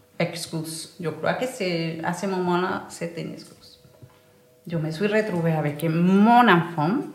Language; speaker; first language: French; non-native, learner; Spanish